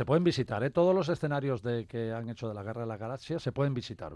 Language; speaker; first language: Spanish; native; Spanish